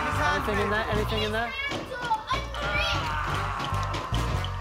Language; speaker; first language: English; native; English